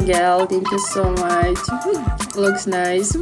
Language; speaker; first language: English; non-native, learner; Russian